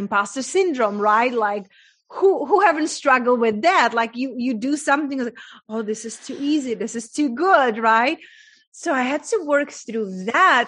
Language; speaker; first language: English; non-native, fluent; Czech